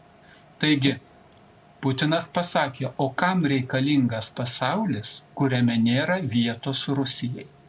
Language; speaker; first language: Lithuanian; native; Lithuanian